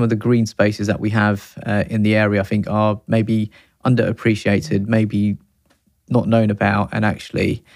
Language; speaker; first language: English; native; English